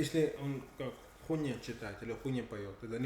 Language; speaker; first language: Russian; non-native, learner; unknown